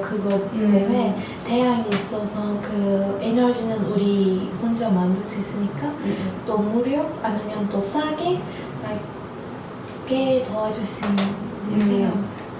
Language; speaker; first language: Korean; non-native, learner; Turkish